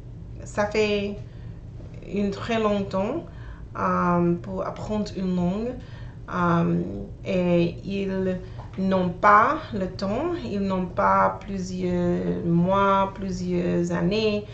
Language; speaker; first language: French; non-native, learner; English